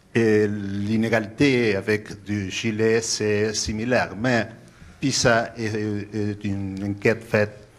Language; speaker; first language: French; non-native, learner; Spanish